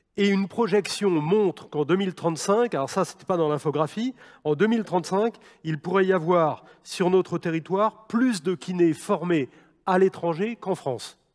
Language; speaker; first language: French; native; French